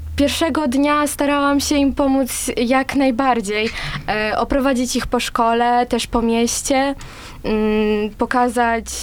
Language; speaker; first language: Polish; non-native, fluent; Ukrainian